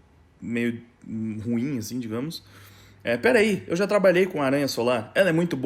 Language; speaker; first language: Portuguese; native; Portuguese